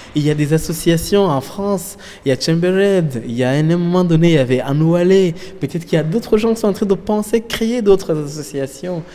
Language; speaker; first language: French; non-native, local second language; Kinyarwanda